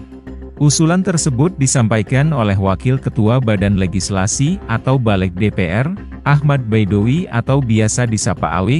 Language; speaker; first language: Indonesian; native; Indonesian